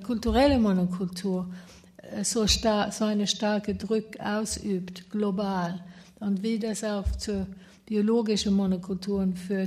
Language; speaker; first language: German; non-native, fluent; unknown